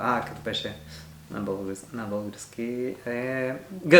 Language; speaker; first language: Bulgarian; non-native, learner; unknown